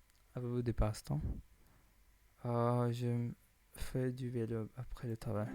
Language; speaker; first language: French; non-native, learner; English